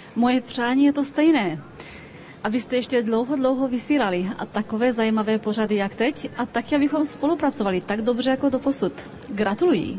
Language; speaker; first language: Czech; early bilingual, heritage; Czech